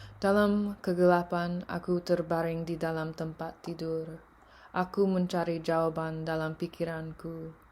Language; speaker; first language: Indonesian; early bilingual, heritage; English